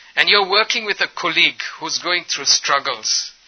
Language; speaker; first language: English; early bilingual, other home language; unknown